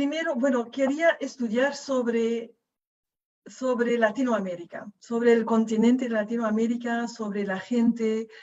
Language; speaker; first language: Spanish; non-native, fluent; Dutch